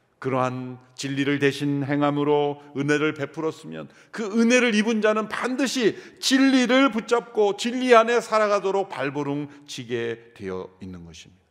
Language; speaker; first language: Korean; native; Korean